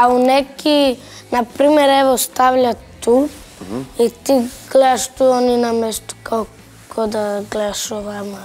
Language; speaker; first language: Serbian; non-native, local second language; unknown